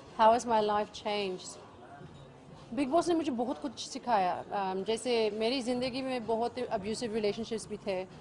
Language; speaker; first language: Hindi; early bilingual, heritage; English